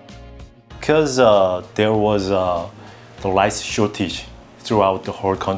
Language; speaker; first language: English; non-native, learner; Korean